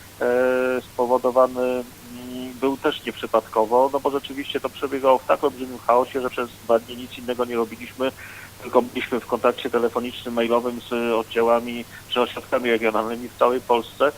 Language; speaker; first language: Polish; native; Polish